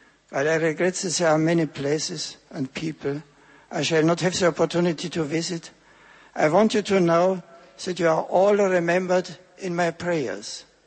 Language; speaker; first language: English; non-native, fluent; German